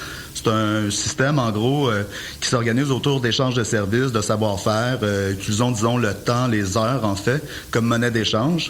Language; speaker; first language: French; native; French